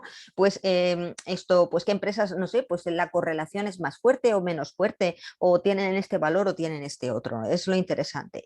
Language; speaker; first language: Spanish; native; Spanish